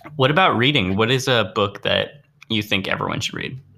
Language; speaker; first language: English; native; English